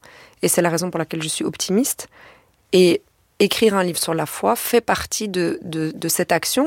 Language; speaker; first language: French; native; French